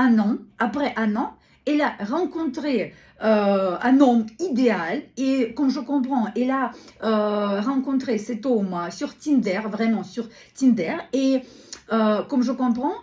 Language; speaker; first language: French; non-native, learner; Russian